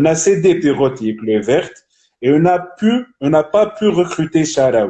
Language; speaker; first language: French; non-native, local second language; Arabic